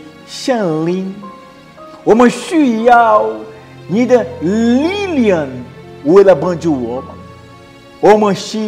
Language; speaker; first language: Chinese; non-native, learner; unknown